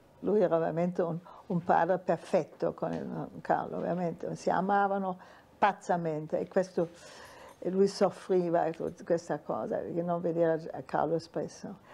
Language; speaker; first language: Italian; non-native, fluent; German